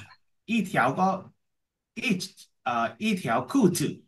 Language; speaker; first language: Chinese; non-native, learner; Vietnamese